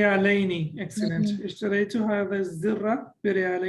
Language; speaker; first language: Arabic; non-native, fluent; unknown